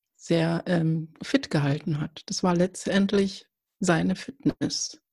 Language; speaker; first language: German; early bilingual, other home language; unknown